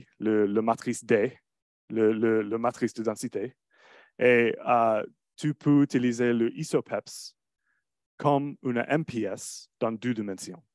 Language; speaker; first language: French; non-native, learner; English